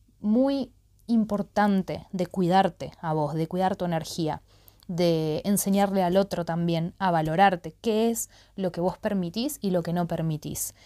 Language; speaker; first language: Spanish; native; Spanish